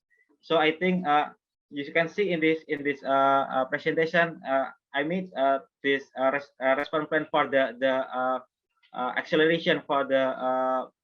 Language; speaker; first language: English; non-native, fluent; Indonesian